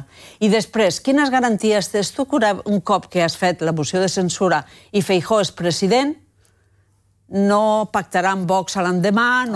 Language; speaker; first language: Catalan; native; Catalan